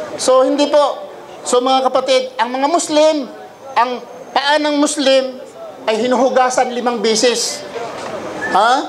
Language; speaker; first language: Filipino; non-native, local second language; Cebuano